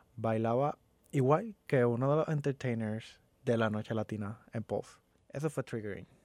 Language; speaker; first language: Spanish; native; Spanish